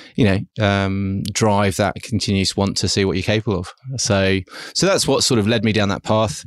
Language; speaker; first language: English; early bilingual, other home language; German